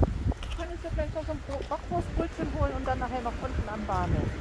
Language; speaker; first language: German; native; German